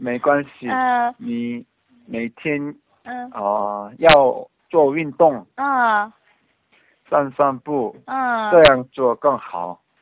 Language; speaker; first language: Chinese; non-native, learner; Korean